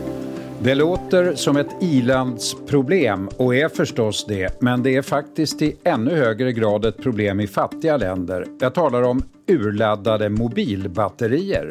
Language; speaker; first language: Swedish; native; Swedish